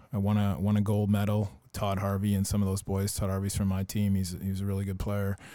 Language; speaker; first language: English; native; English